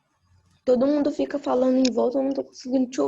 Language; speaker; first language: Portuguese; native; Portuguese